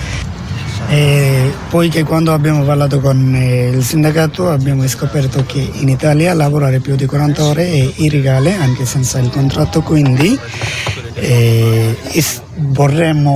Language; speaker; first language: Italian; non-native, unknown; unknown